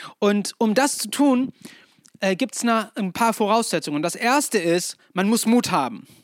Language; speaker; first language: German; non-native, fluent; English